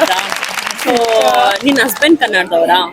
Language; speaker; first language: Kannada; native; Kannada